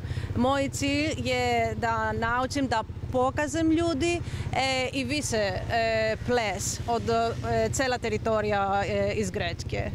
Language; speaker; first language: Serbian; non-native, learner; Greek